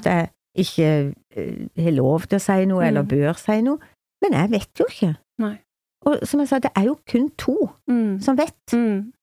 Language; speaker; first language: Norwegian; native; Norwegian